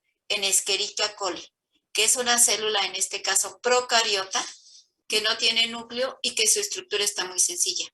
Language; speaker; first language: Spanish; native; Spanish